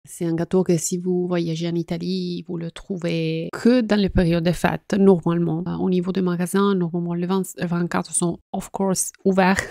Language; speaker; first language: French; non-native, fluent; Italian